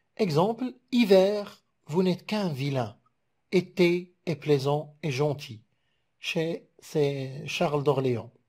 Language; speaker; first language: French; non-native, local second language; Arabic